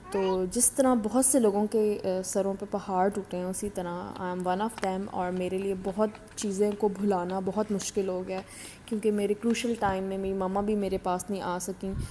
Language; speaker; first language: Urdu; native; Urdu